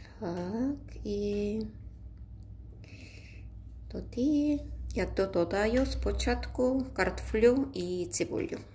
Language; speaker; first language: Ukrainian; non-native, learner; Korean